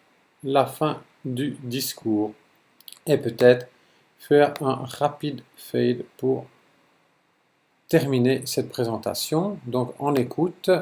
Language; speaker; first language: French; native; French